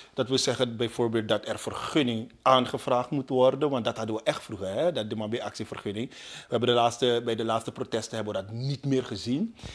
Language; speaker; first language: Dutch; native; Dutch